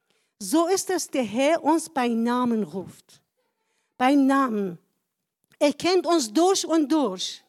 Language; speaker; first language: German; non-native, fluent; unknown